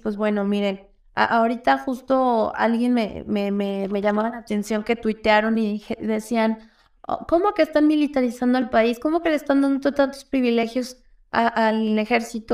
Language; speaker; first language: Spanish; native; Spanish